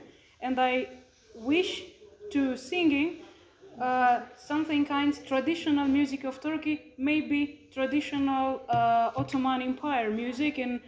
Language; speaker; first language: English; non-native, learner; Romanian